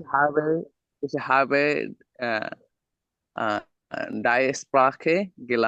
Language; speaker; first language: German; non-native, learner; Bangla